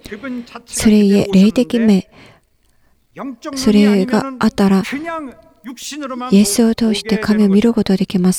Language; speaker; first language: Japanese; non-native, learner; Korean